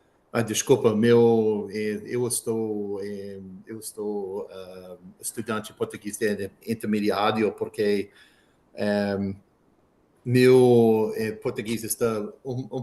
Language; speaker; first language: Portuguese; non-native, learner; English